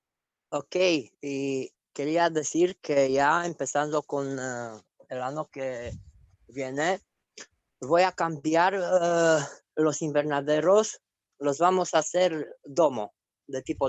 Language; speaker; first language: Spanish; non-native, fluent; Romanian